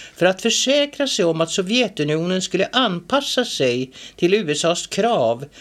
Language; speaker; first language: Swedish; native; Swedish